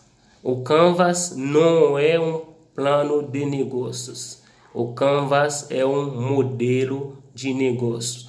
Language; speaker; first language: Portuguese; non-native, local second language; Haitian Creole